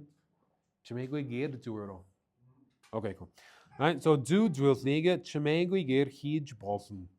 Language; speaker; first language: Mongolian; non-native, learner; English